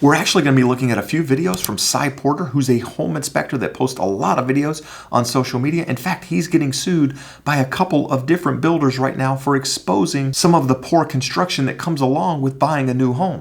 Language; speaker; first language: English; native; English